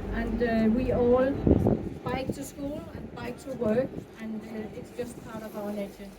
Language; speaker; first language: English; non-native, fluent; Danish